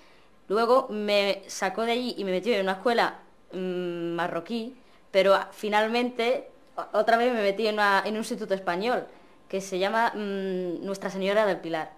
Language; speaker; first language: Spanish; non-native, fluent; Arabic